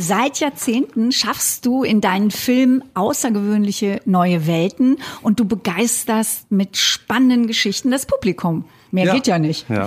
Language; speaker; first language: German; native; German